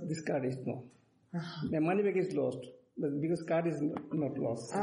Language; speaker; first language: English; non-native, learner; Bangla